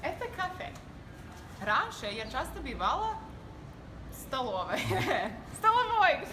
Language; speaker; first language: Russian; non-native, learner; English